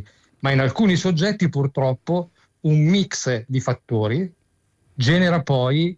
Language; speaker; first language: Italian; native; Italian